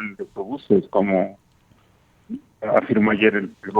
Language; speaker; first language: Spanish; native; Spanish